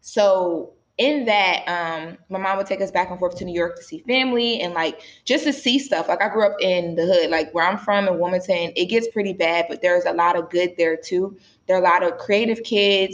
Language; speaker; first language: English; native; English